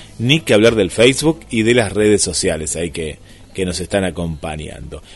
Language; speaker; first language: Spanish; native; Spanish